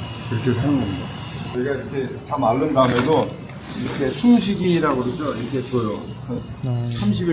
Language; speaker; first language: Korean; early bilingual, heritage; Korean